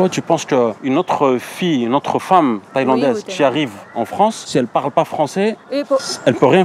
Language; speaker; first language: French; native; French